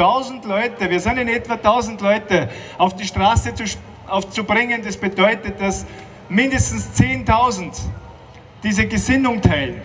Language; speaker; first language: German; native; German